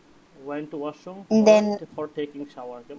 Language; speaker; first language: English; non-native, fluent; Bangla